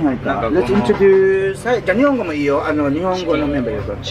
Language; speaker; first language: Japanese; non-native, learner; Filipino